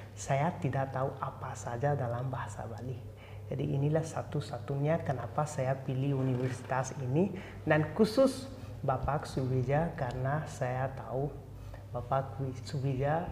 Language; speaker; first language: Indonesian; non-native, fluent; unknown